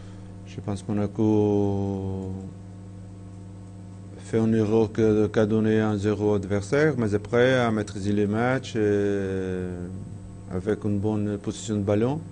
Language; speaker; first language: French; non-native, fluent; Portuguese